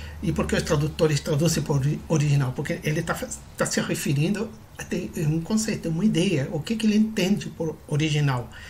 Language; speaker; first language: Portuguese; non-native, fluent; Spanish